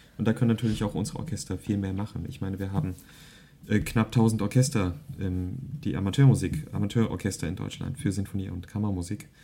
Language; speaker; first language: German; early bilingual, other home language; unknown